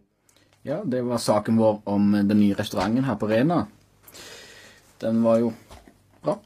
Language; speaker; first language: Norwegian; native; Norwegian